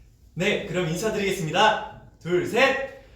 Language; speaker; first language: Korean; native; Korean